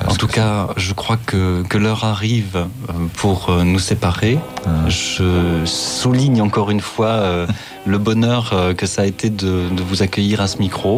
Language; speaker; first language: French; native; French